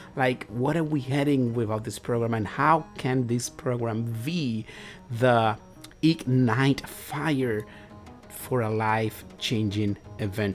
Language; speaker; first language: English; non-native, fluent; Spanish